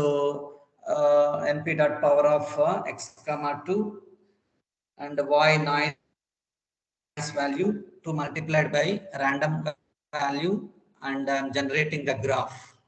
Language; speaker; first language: English; non-native, local second language; Telugu